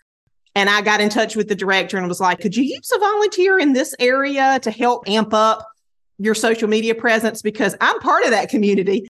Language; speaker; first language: English; native; English